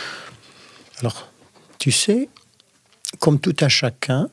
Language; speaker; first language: French; non-native, fluent; Arabic